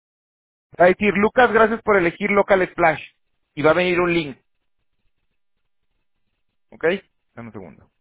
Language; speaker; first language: Spanish; native; Spanish